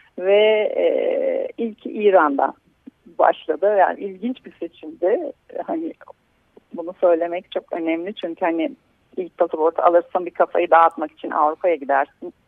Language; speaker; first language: Turkish; native; Turkish